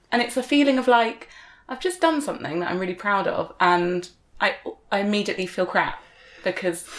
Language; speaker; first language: English; native; English